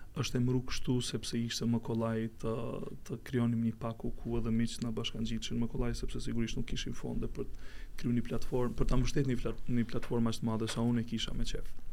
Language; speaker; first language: Albanian; native; Albanian